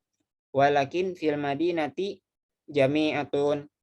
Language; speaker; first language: Arabic; non-native, fluent; Indonesian